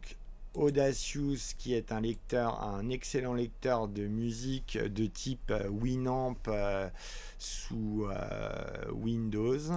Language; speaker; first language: French; native; French